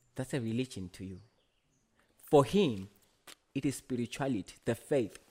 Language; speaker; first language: English; non-native, local second language; Swati